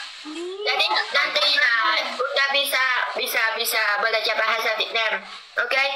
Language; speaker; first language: Indonesian; non-native, learner; Vietnamese